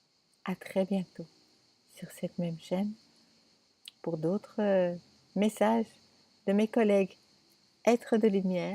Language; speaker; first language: French; native; French